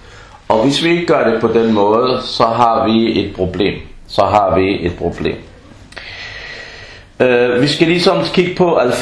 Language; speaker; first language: Danish; early bilingual, other home language; Arabic